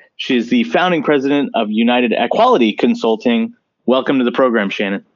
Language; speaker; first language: English; native; English